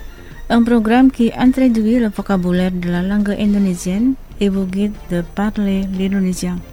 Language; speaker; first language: French; non-native, fluent; Indonesian